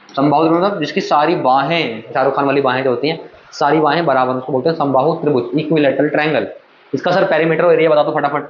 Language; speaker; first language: Hindi; native; Hindi